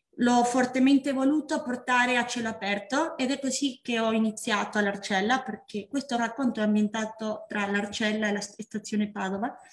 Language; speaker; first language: Italian; non-native, fluent; Spanish